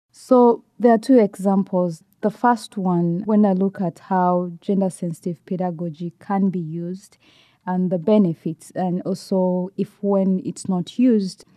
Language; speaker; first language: English; non-native, local second language; Ganda